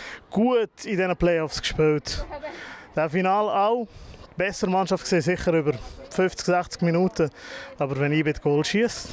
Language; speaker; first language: German; native; German